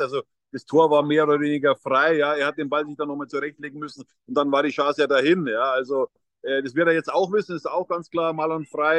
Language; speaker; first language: German; native; German